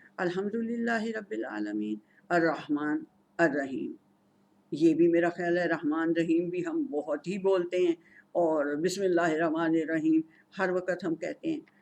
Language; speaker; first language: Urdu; non-native, local second language; Punjabi